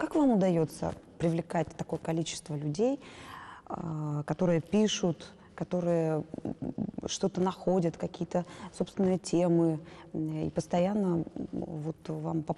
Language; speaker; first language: Russian; native; Russian